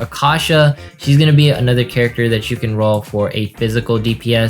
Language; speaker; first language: English; native; English